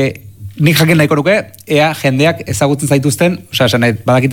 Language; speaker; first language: Basque; native; Basque